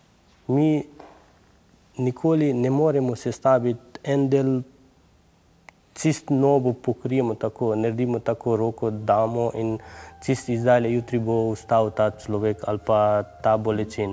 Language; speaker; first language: Slovenian; non-native, learner; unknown